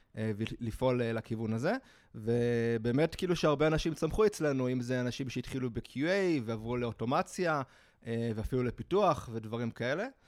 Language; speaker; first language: Hebrew; native; Hebrew